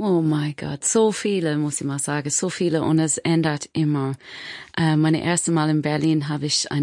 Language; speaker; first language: German; non-native, learner; English